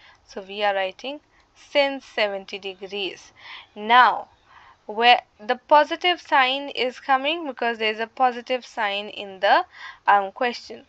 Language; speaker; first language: English; non-native, local second language; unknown